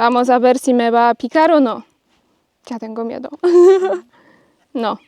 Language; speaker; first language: Spanish; non-native, learner; Polish